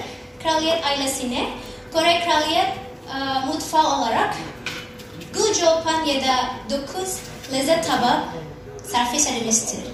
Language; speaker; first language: Turkish; non-native, learner; Indonesian